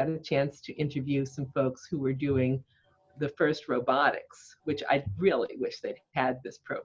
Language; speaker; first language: English; native; English